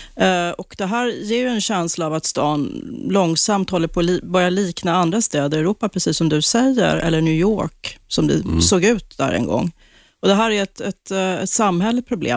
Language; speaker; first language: Swedish; native; Swedish